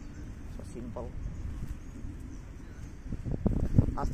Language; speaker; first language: Dutch; non-native, fluent; Indonesian